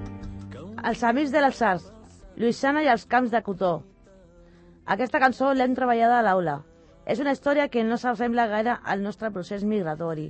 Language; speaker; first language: Catalan; non-native, fluent; Spanish